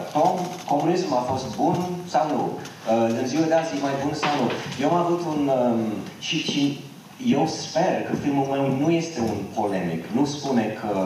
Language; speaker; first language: Romanian; non-native, fluent; English